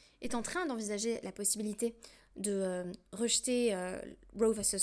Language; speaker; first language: French; native; French